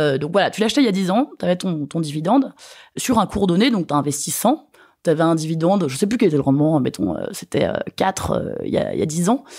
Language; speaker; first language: French; native; French